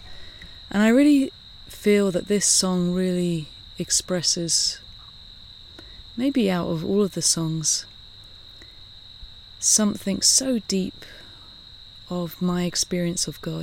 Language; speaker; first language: English; native; English